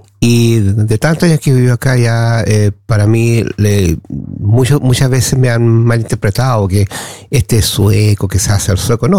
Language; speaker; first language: Spanish; native; Spanish